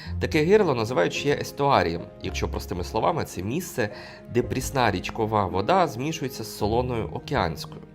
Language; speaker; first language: Ukrainian; native; Ukrainian